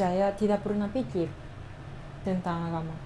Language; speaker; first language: Indonesian; non-native, learner; Japanese